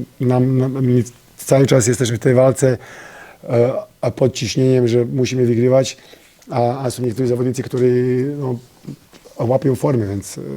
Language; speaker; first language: Polish; non-native, fluent; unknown